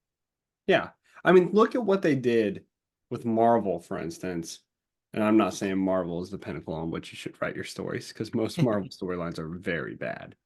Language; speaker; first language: English; native; English